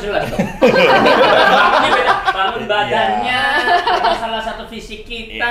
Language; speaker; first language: Indonesian; native; Indonesian